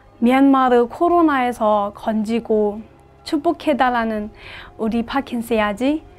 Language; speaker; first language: Korean; non-native, fluent; Burmese